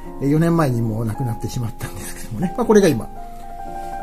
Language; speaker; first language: Japanese; native; Japanese